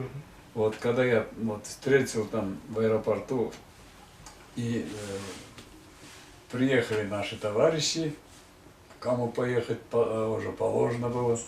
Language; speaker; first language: Russian; non-native, local second language; Tatar